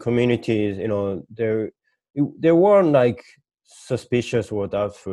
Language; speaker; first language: English; non-native, fluent; Japanese